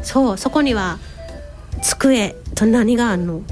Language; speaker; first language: Japanese; native; Japanese